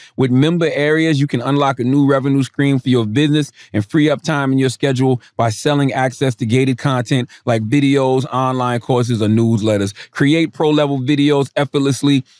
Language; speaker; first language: English; native; English